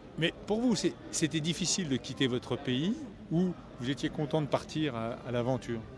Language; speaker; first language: French; native; French